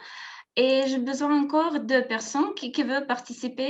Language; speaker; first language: French; non-native, fluent; Russian